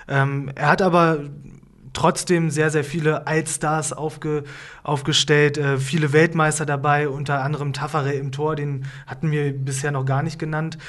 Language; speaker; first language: German; native; German